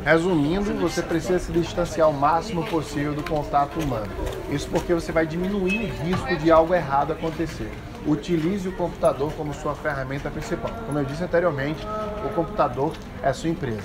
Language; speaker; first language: Portuguese; native; Portuguese